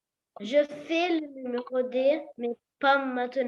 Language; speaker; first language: French; non-native, local second language; Arabic